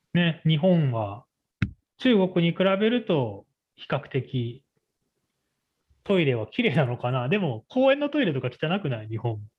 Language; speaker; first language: Japanese; native; Japanese